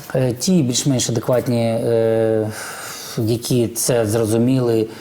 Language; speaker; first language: Ukrainian; non-native, local second language; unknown